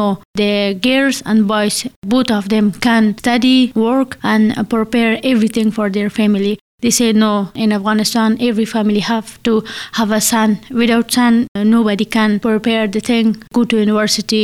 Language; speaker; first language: English; non-native, learner; Persian